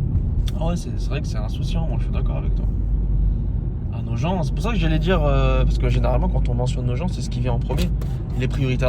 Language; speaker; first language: French; native; French